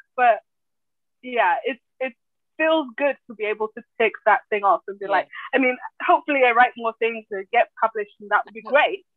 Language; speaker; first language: English; early bilingual, other home language; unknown